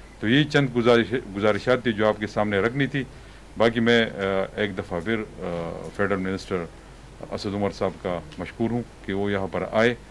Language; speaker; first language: Urdu; non-native, local second language; Pashto